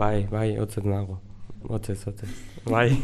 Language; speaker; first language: Basque; non-native, local second language; Spanish